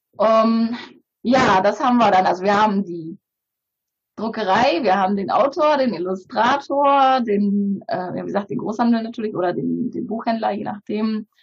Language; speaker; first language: German; early bilingual, other home language; Bulgarian